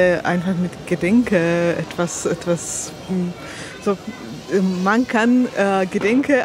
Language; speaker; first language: German; non-native, learner; Slovak